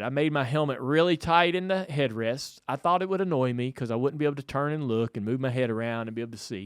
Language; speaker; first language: English; native; English